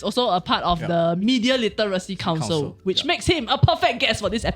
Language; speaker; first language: English; native; English